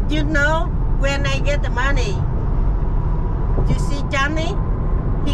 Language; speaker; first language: English; non-native, learner; Vietnamese